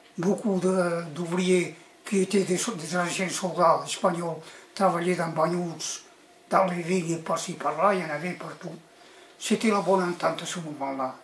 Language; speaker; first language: French; early bilingual, other home language; Catalan